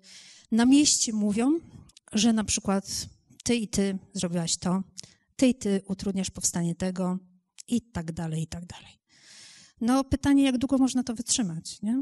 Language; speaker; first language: Polish; native; Polish